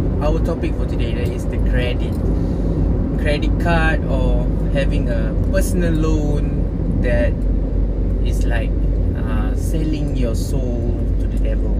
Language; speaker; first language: English; non-native, local second language; Malay